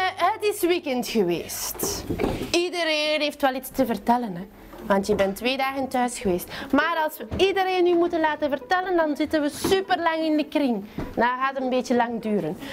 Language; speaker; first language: Dutch; native; Dutch